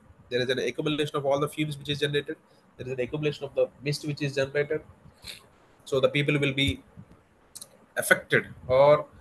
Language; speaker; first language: English; non-native, local second language; Telugu